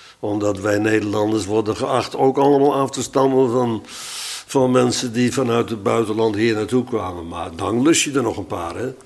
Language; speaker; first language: Dutch; native; Dutch